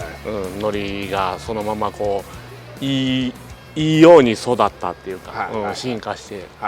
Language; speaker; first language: Japanese; native; Japanese